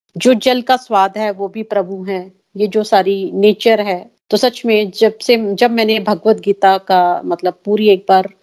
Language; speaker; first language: Hindi; native; Hindi